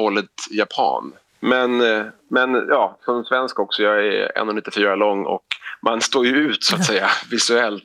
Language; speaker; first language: Swedish; native; Swedish